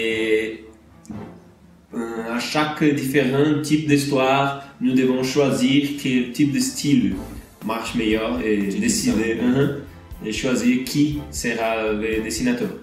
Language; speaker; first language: French; non-native, learner; Portuguese